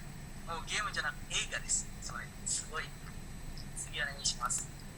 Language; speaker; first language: Japanese; non-native, learner; Indonesian